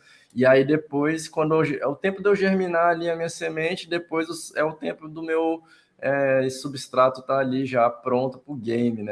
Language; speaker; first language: Portuguese; native; Portuguese